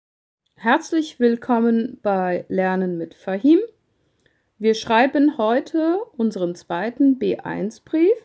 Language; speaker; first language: German; non-native, fluent; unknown